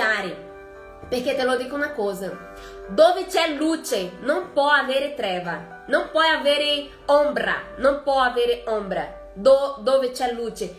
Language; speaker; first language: Italian; non-native, fluent; Portuguese